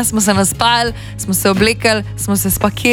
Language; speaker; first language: Slovenian; native; Slovenian